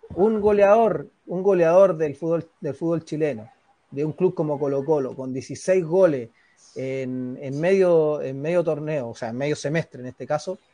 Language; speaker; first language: Spanish; native; Spanish